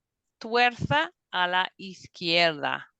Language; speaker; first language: Spanish; non-native, fluent; English